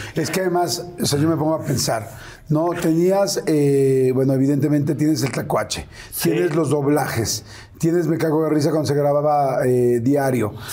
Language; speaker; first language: Spanish; native; Spanish